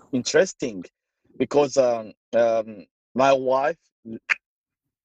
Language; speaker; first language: English; non-native, local second language; Ganda